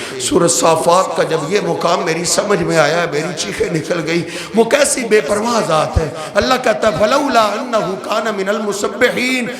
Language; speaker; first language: Urdu; non-native, local second language; Punjabi